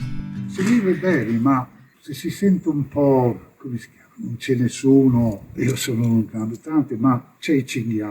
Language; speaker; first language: Italian; early bilingual, heritage; English